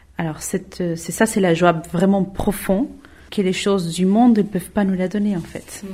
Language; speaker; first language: French; non-native, fluent; Spanish